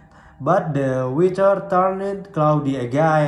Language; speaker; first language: English; non-native, learner; Indonesian